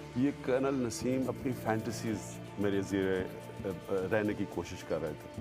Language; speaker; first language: Urdu; native; Urdu